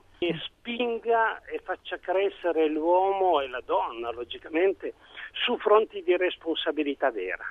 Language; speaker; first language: Italian; native; Italian